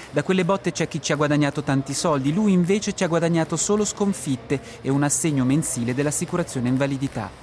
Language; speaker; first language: Italian; native; Italian